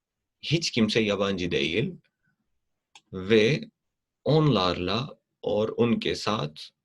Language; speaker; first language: Turkish; non-native, fluent; Urdu